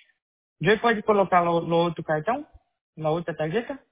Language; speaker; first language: Spanish; non-native, learner; Portuguese